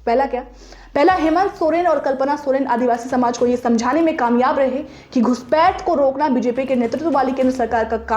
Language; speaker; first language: Hindi; native; Hindi